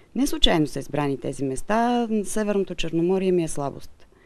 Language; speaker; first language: Bulgarian; native; Bulgarian